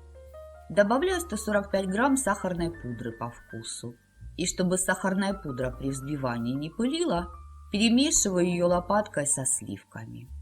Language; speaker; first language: Russian; native; Russian